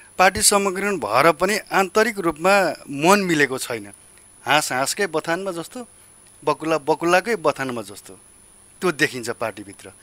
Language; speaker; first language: Nepali; native; Nepali